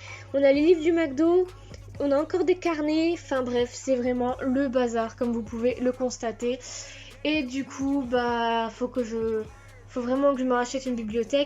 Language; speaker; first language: French; native; French